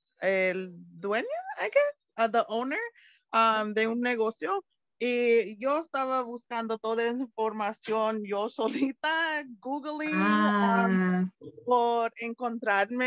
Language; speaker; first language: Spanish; early bilingual, heritage; Spanish